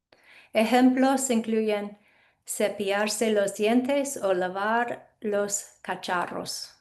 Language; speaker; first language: Spanish; non-native, fluent; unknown